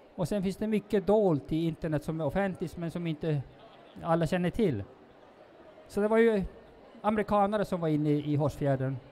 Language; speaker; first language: Swedish; non-native, local second language; Northern Sami